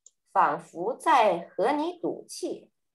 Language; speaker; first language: Chinese; early bilingual, heritage; Chinese